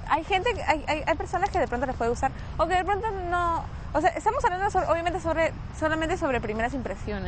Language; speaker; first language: Spanish; native; Spanish